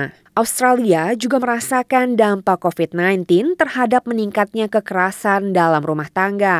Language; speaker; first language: Indonesian; native; Indonesian